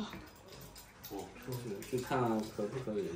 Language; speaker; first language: Chinese; native; Chinese